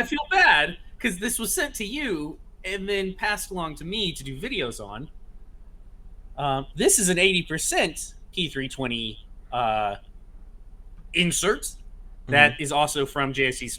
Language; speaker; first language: English; native; English